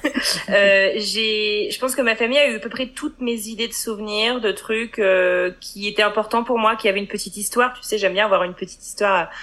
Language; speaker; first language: French; native; French